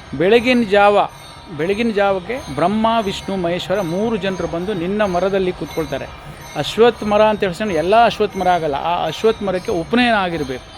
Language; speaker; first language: Kannada; native; Kannada